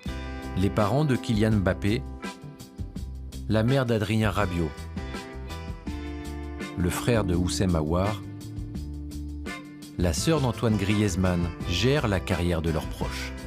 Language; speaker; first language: French; native; French